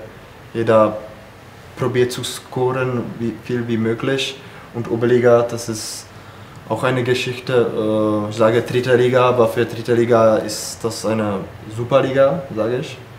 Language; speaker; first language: German; non-native, fluent; Czech